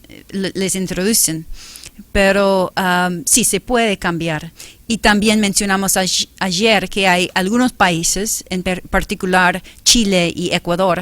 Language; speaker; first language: Spanish; non-native, fluent; English